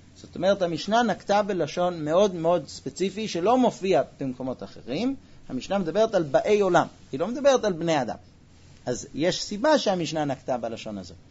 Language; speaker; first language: Hebrew; non-native, fluent; English